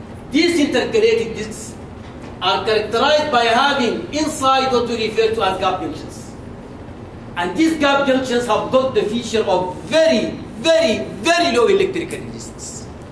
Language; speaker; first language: English; non-native, fluent; Arabic